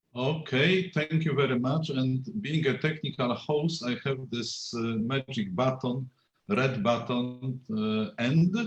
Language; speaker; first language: English; non-native, fluent; Polish